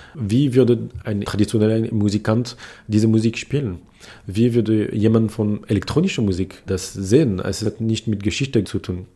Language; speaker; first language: German; non-native, fluent; French